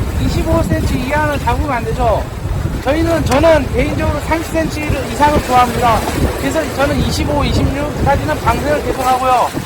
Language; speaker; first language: Korean; native; Korean